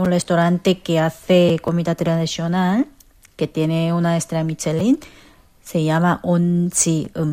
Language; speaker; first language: Spanish; non-native, learner; Korean